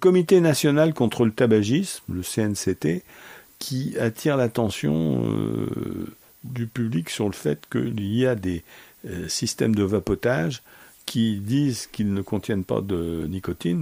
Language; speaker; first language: French; native; French